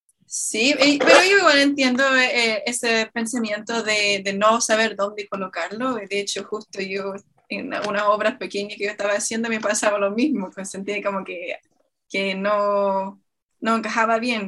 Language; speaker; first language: Spanish; non-native, fluent; English